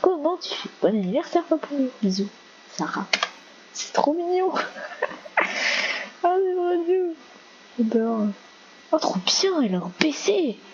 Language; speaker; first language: French; native; French